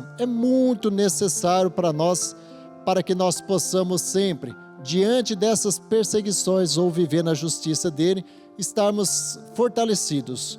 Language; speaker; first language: Portuguese; native; Portuguese